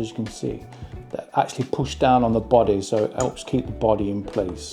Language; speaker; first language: English; native; English